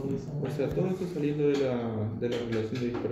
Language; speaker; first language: Spanish; native; Spanish